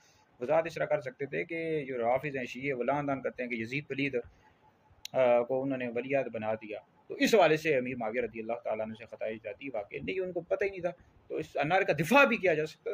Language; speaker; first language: Urdu; native; Urdu